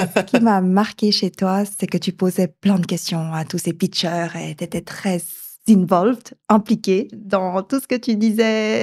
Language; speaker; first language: French; native; French